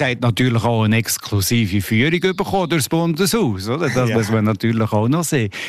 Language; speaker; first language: German; native; German